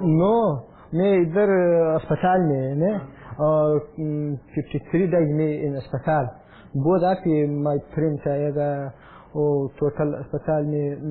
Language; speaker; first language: Hindi; non-native, learner; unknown